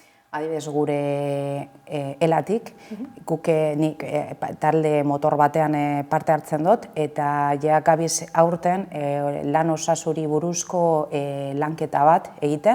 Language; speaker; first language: Basque; native; Basque